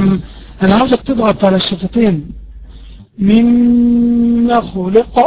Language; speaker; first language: Arabic; native; Arabic